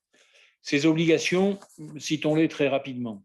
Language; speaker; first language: French; native; French